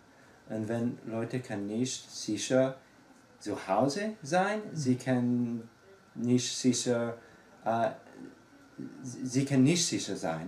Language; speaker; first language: German; non-native, learner; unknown